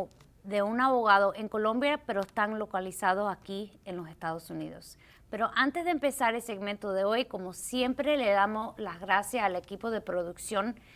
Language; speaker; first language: Spanish; early bilingual, heritage; Spanish